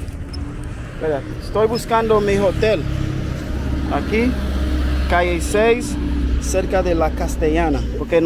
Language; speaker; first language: Spanish; non-native, learner; English